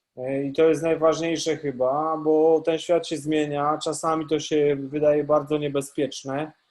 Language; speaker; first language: Polish; native; Polish